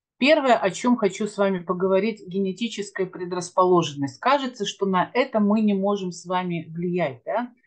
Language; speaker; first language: Russian; native; Russian